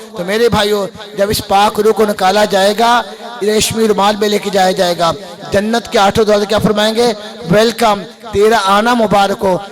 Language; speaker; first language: Urdu; non-native, local second language; Punjabi